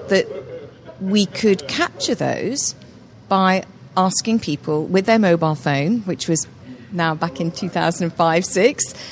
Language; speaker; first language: English; native; English